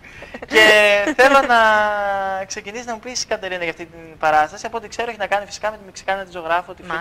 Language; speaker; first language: Greek; native; Greek